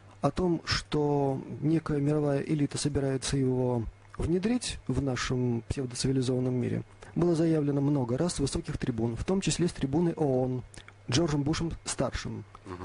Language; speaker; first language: Russian; native; Russian